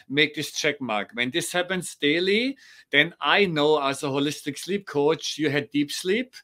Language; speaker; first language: English; non-native, fluent; German